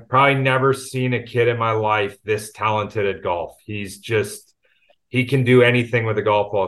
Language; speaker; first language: English; native; English